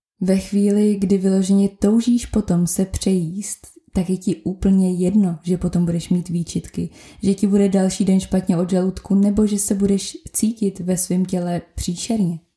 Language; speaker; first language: Czech; native; Czech